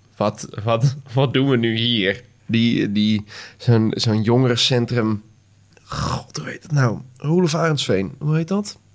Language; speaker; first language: Dutch; native; Dutch